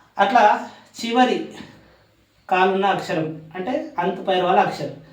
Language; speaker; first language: Telugu; non-native, local second language; Urdu